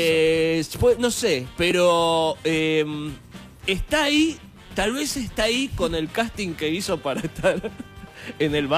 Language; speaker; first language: Spanish; native; Spanish